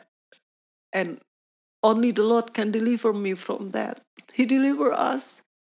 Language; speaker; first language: English; non-native, learner; Indonesian